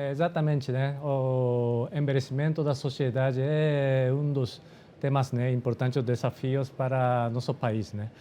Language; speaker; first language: Portuguese; non-native, fluent; Japanese